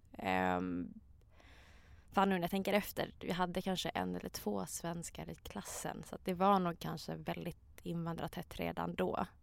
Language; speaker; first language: Swedish; native; Swedish